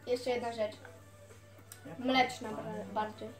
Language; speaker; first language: Polish; early bilingual, heritage; Polish